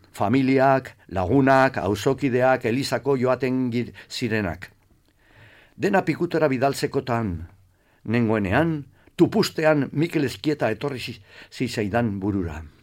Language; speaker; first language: Basque; non-native, local second language; Spanish